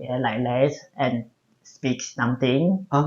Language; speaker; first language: English; non-native, learner; Chinese